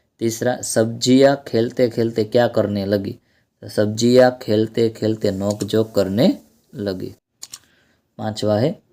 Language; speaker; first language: Hindi; non-native, local second language; Gujarati